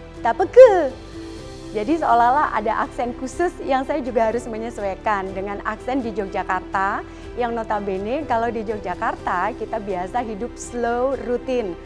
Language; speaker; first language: Indonesian; native; Indonesian